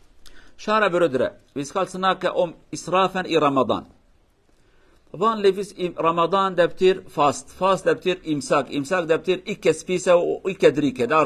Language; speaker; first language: Norwegian; non-native, learner; Kurdish